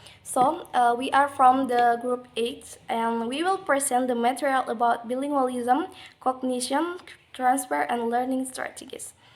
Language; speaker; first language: English; non-native, learner; Indonesian